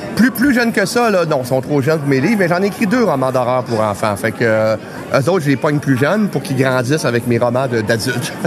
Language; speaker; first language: French; native; French